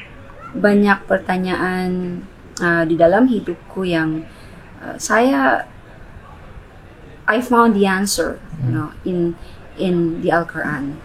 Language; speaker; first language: Indonesian; non-native, fluent; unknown